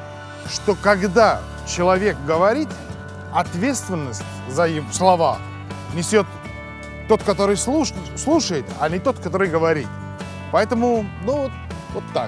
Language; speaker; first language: Russian; non-native, fluent; Finnish